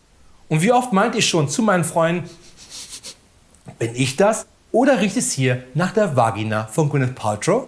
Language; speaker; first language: German; native; German